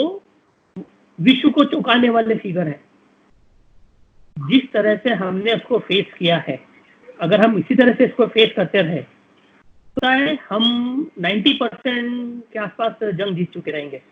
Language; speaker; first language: Hindi; native; Hindi